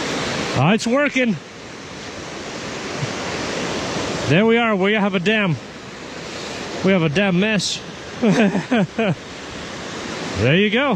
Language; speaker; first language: English; native; English